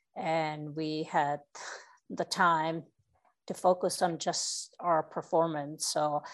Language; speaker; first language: English; non-native, fluent; Czech